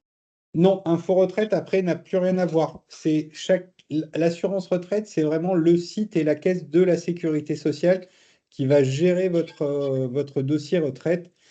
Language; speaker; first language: French; native; French